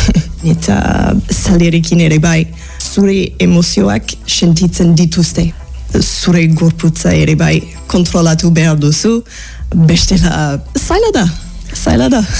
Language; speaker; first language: Basque; non-native, fluent; English